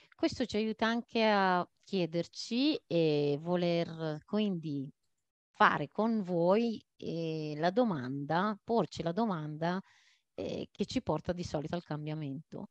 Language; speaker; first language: Italian; non-native, fluent; Maltese